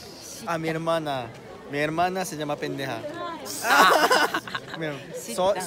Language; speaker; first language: Spanish; non-native, learner; Japanese